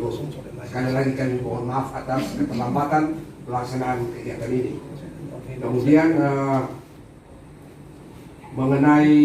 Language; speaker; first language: Indonesian; native; Indonesian